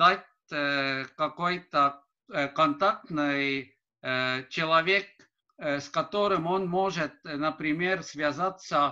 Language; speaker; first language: Russian; non-native, learner; Estonian